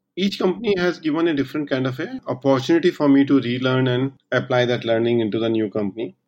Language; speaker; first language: English; non-native, local second language; Hindi